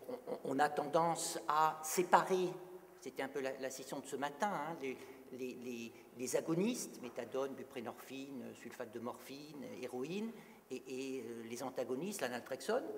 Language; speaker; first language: French; native; French